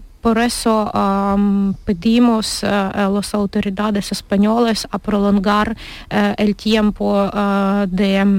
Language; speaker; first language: Spanish; non-native, learner; Ukrainian